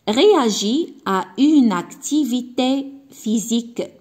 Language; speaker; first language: French; non-native, local second language; Arabic